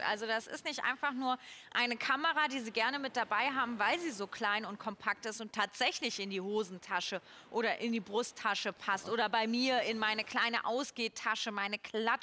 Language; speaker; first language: German; native; German